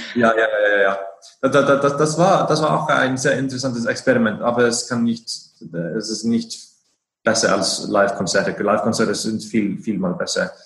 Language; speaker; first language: German; non-native, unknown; Icelandic